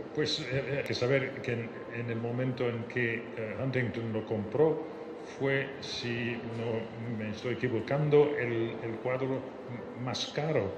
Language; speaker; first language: Spanish; non-native, fluent; French